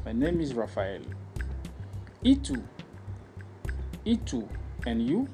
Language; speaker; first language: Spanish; non-native, learner; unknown